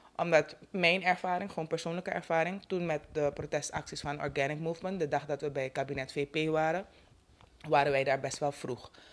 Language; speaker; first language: Dutch; native; Dutch